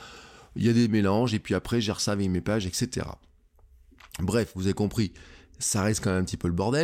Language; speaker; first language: French; native; French